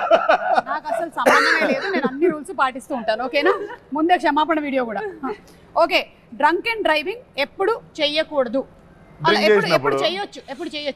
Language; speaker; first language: Telugu; native; Telugu